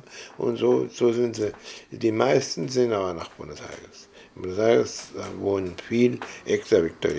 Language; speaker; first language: German; early bilingual, heritage; German